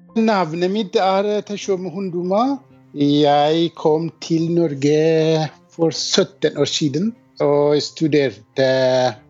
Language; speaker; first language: Norwegian; non-native, fluent; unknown